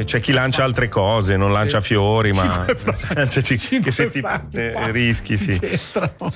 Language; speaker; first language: Italian; native; Italian